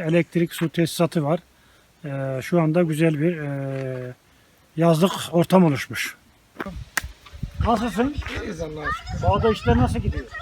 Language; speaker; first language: Turkish; native; Turkish